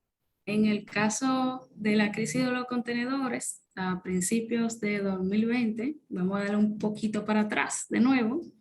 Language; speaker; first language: Spanish; native; Spanish